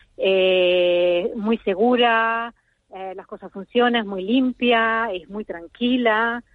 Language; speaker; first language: Spanish; native; Spanish